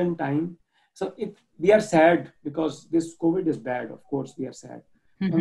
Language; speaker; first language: English; non-native, local second language; Urdu